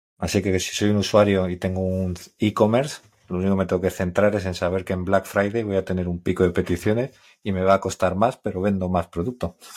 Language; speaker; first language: Spanish; native; Spanish